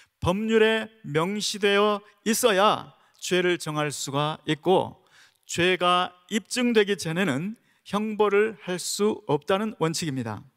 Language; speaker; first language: Korean; native; Korean